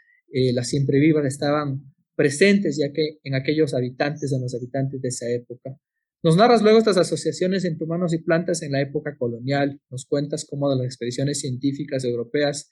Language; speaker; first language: Spanish; native; Spanish